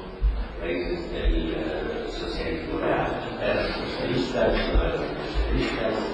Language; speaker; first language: Spanish; non-native, fluent; Polish